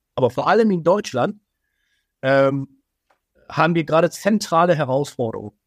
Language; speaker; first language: German; early bilingual, other home language; Persian